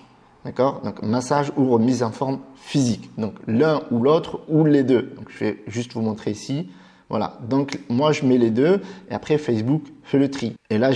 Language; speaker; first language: French; native; French